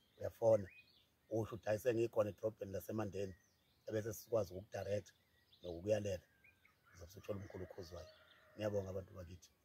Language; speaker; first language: Zulu; native; Zulu